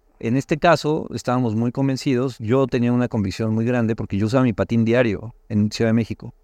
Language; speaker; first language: Spanish; native; Spanish